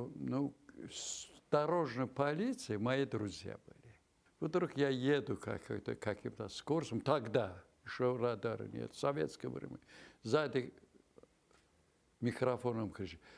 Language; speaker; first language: Russian; non-native, local second language; Azerbaijani